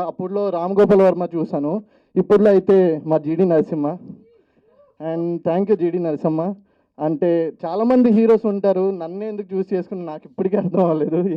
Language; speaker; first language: Telugu; native; Telugu